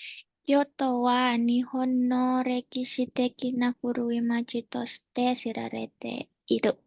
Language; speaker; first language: Japanese; non-native, learner; Indonesian